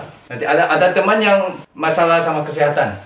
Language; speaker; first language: Indonesian; non-native, fluent; Korean